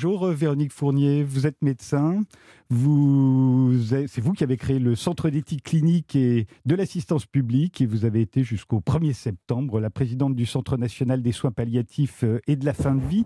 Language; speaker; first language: French; native; French